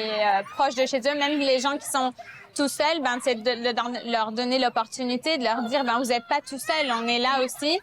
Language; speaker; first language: French; native; French